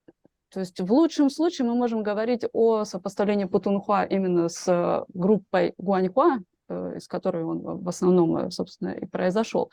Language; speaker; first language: Russian; native; Russian